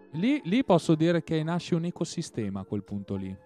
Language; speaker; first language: Italian; native; Italian